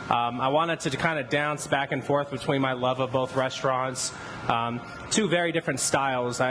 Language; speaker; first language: English; native; English